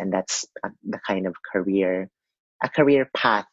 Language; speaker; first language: English; non-native, local second language; Cebuano